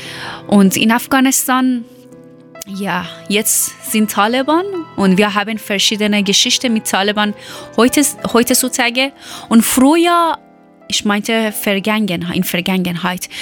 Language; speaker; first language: German; non-native, learner; Persian